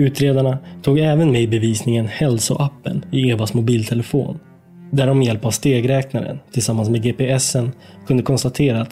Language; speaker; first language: Swedish; native; Swedish